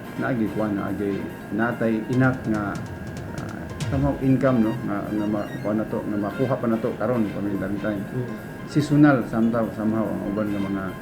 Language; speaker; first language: Cebuano; native; Cebuano